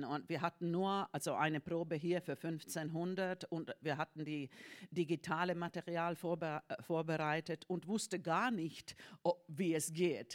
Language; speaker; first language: German; non-native, fluent; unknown